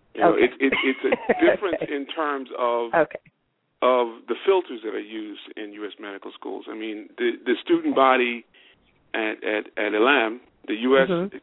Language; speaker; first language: English; native; English